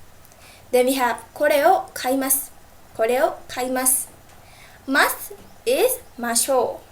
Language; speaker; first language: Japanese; non-native, fluent; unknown